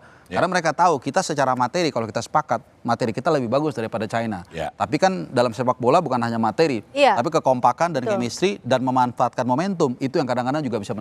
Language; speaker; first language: Indonesian; native; Indonesian